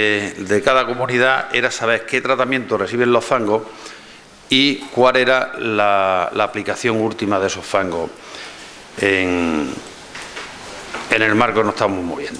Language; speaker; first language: Spanish; native; Spanish